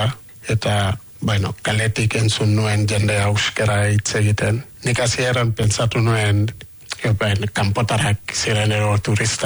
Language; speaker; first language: Basque; non-native, learner; Wolof